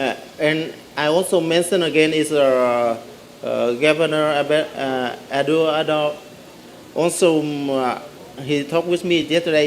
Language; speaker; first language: English; non-native, learner; Vietnamese